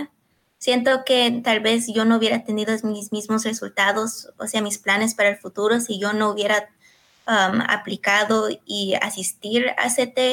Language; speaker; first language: Spanish; early bilingual, heritage; Spanish